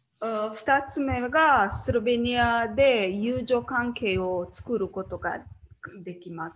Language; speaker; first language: Japanese; non-native, learner; Slovenian